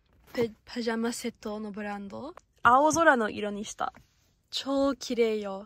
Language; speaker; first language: Japanese; non-native, fluent; English